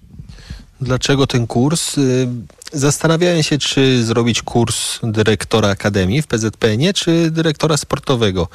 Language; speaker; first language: Polish; early bilingual, heritage; Polish